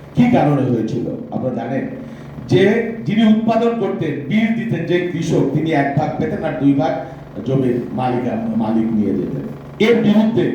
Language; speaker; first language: Bangla; native; Bangla